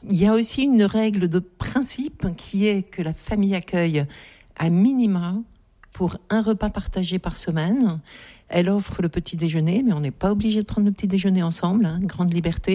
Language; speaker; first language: French; native; French